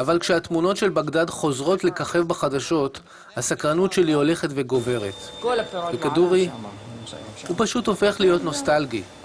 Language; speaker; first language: Hebrew; native; Hebrew